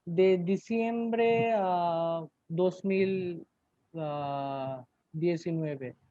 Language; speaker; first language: Spanish; non-native, learner; Bangla